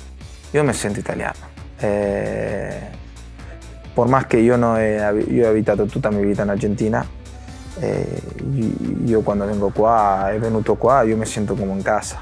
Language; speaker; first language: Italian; early bilingual, heritage; Spanish